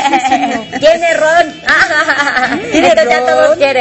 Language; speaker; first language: Spanish; native; Spanish